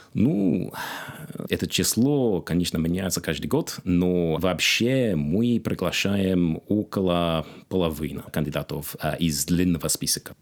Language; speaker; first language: Russian; non-native, fluent; English